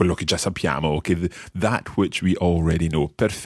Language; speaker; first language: Italian; non-native, learner; English